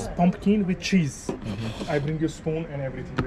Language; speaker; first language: English; non-native, local second language; Kashmiri